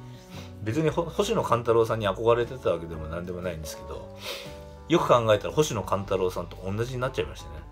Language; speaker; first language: Japanese; native; Japanese